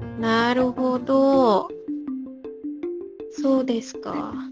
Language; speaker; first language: Japanese; non-native, learner; Malay